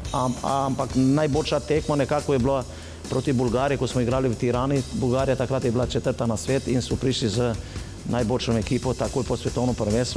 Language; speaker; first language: Slovenian; non-native, fluent; Albanian